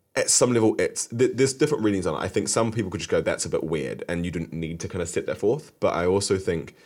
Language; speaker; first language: English; native; English